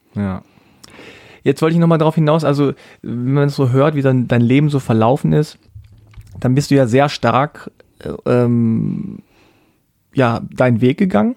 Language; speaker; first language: German; early bilingual, other home language; Korean